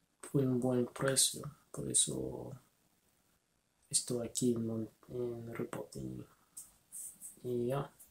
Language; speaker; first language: Spanish; non-native, learner; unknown